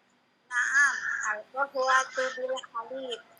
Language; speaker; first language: Arabic; non-native, learner; Indonesian